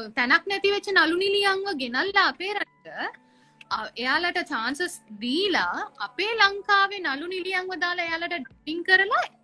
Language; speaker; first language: Sinhala; non-native, local second language; Tamil